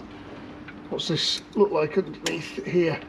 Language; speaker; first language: English; native; English